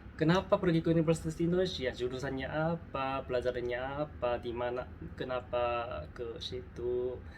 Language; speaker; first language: Indonesian; non-native, learner; Korean